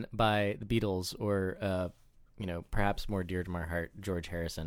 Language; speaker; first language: English; native; English